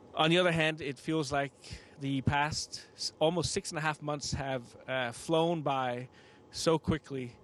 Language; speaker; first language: English; non-native, fluent; Danish